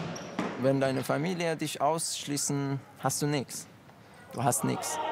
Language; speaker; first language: German; non-native, learner; Persian